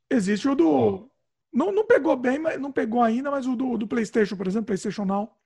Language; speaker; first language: Portuguese; native; Portuguese